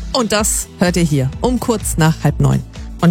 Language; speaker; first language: German; native; German